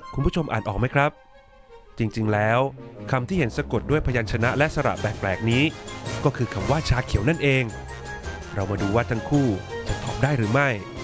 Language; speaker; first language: Thai; native; Thai